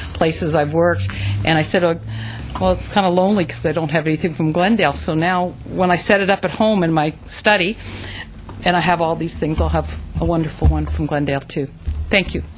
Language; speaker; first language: English; native; English